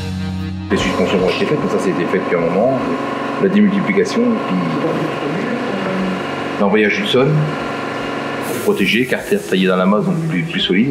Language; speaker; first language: French; native; French